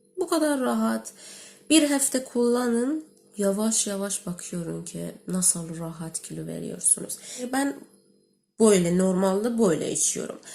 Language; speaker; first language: Turkish; non-native, learner; Persian